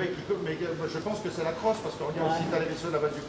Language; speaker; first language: French; native; French